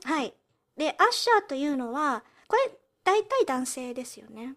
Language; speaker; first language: Japanese; early bilingual, heritage; Japanese